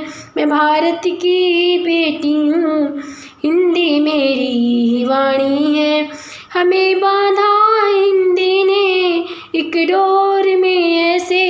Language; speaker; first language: Hindi; native; Hindi